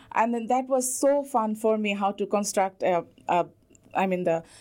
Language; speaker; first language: English; non-native, local second language; Bangla